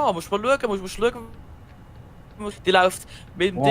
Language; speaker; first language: German; native; German